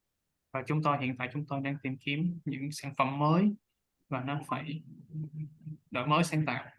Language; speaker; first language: Vietnamese; native; Vietnamese